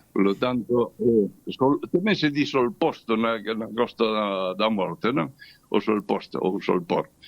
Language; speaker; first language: Galician; native; Galician